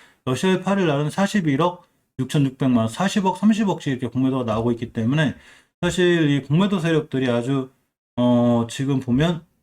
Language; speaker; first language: Korean; native; Korean